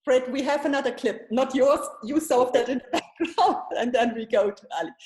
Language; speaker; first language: English; non-native, fluent; German